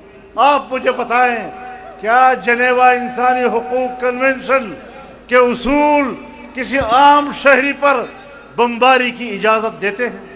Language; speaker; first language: Urdu; non-native, local second language; Pashto